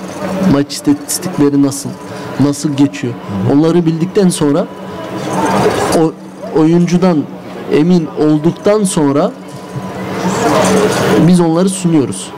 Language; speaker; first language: Turkish; early bilingual, heritage; Turkish